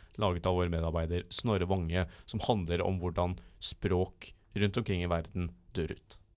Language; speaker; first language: Norwegian; native; Norwegian